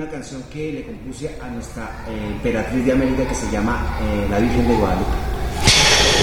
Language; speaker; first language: Spanish; native; Spanish